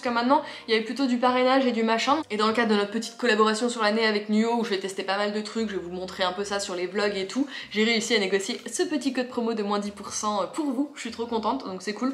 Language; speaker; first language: French; native; French